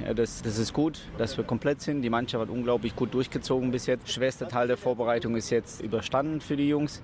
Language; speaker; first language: German; native; German